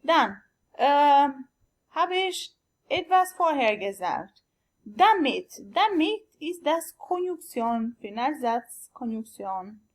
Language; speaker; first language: German; non-native, learner; Albanian